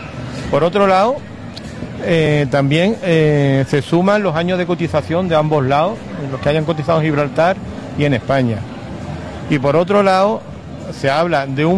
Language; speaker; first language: Spanish; native; Spanish